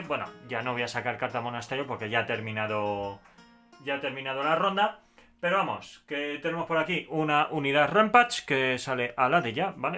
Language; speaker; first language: Spanish; native; Spanish